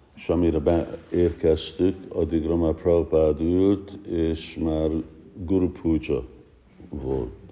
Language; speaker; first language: Hungarian; early bilingual, heritage; Hungarian